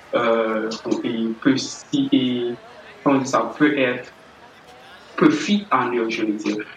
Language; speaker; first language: French; native; French